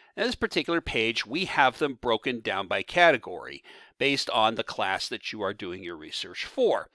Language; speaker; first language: English; native; English